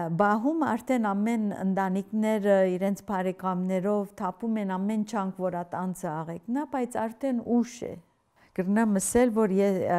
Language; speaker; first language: Armenian; early bilingual, heritage; Armenian